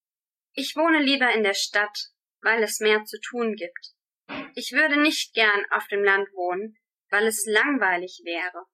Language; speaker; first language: German; non-native, learner; English